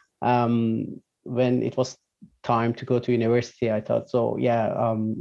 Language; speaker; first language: English; non-native, fluent; Persian